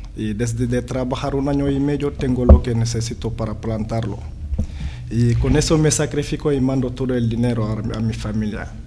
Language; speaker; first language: Spanish; non-native, learner; Wolof